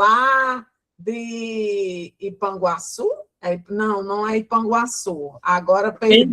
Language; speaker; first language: Portuguese; native; Portuguese